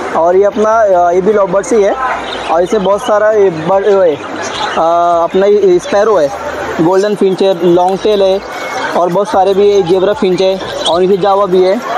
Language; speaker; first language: Hindi; native; Hindi